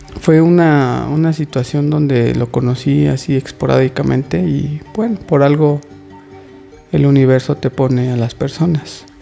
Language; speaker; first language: Spanish; native; Spanish